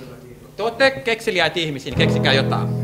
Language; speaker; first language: Finnish; native; Finnish